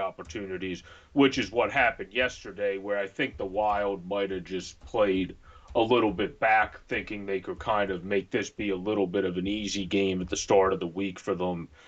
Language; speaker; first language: English; native; English